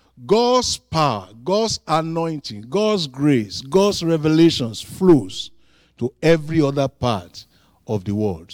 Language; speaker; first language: English; non-native, local second language; Yoruba